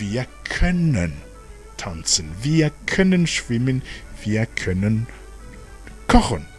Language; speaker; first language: German; non-native, fluent; Rundi